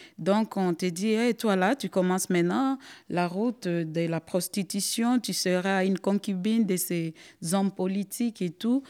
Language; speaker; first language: French; non-native, local second language; Swahili